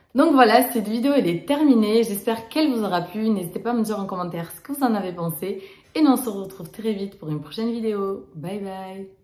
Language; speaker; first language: French; early bilingual, other home language; Romanian